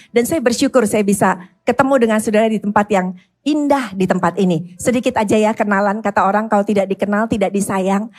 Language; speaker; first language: Indonesian; native; Indonesian